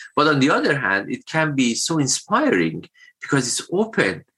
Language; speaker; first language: English; non-native, fluent; Persian